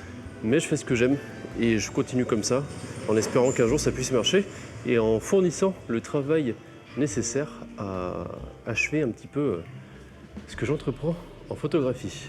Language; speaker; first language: French; native; French